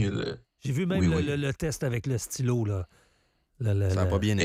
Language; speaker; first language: French; native; French